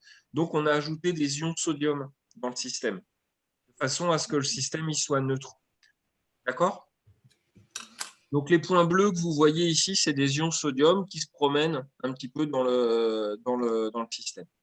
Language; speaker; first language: French; native; French